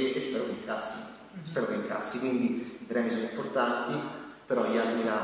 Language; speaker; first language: Italian; native; Italian